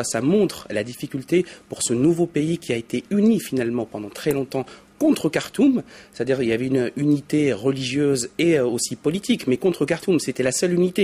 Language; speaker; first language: French; native; French